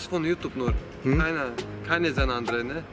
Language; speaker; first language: German; non-native, learner; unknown